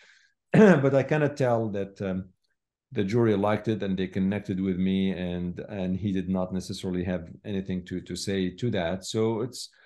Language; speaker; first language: English; non-native, fluent; Arabic